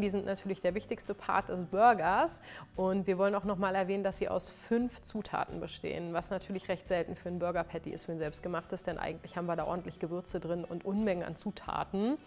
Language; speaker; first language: German; native; German